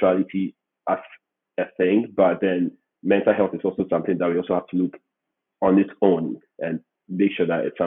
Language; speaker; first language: English; non-native, local second language; Akan